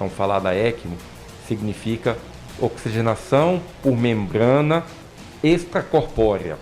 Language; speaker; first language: Portuguese; native; Portuguese